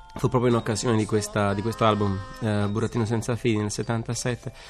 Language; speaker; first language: Italian; native; Italian